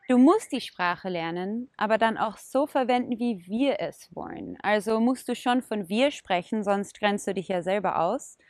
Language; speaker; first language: German; non-native, fluent; Hebrew